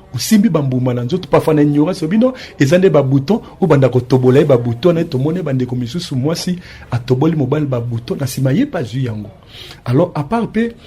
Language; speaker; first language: Lingala; native; Lingala